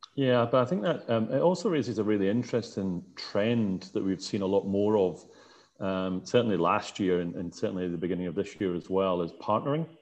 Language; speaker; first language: English; native; English